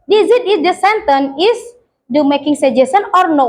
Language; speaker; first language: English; non-native, learner; Indonesian